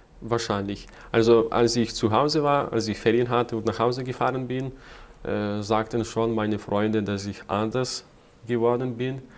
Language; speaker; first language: German; non-native, fluent; Ukrainian